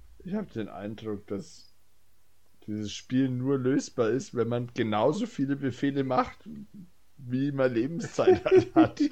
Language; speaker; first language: German; native; German